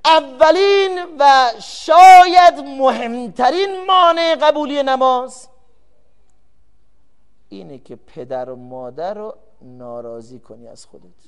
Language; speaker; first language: Persian; native; Persian